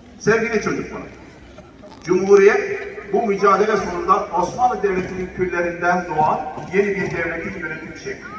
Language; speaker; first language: Turkish; native; Turkish